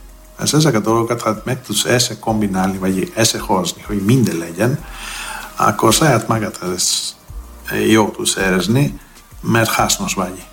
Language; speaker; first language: Hungarian; non-native, fluent; Greek